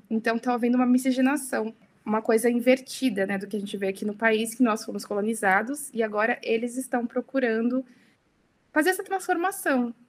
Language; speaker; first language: Portuguese; early bilingual, heritage; Portuguese